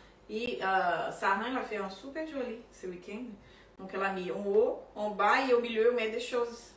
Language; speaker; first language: French; non-native, fluent; Portuguese